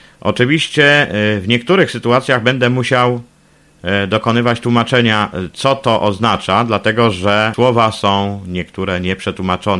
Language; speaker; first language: Polish; native; Polish